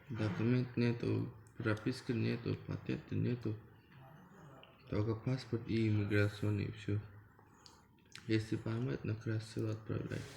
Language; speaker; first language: Russian; non-native, learner; Tajik